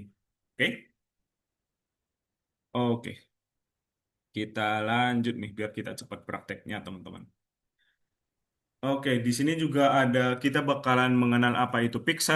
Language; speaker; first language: Indonesian; native; Indonesian